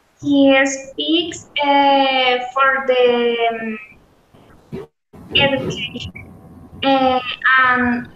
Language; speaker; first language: English; non-native, learner; Spanish